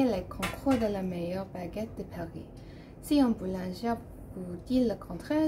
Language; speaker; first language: French; non-native, learner; English